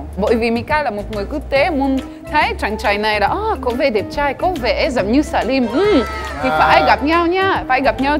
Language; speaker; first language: Vietnamese; non-native, fluent; French